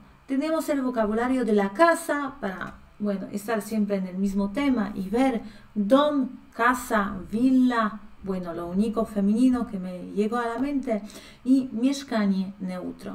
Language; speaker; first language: Spanish; non-native, fluent; Polish